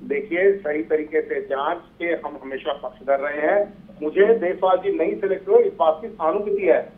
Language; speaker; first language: Hindi; native; Hindi